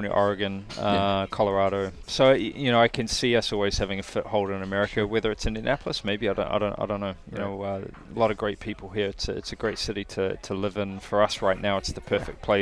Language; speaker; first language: English; native; English